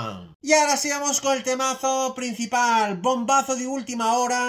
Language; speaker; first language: Spanish; native; Spanish